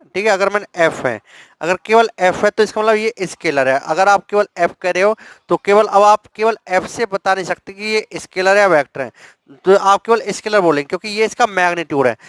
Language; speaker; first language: Hindi; native; Hindi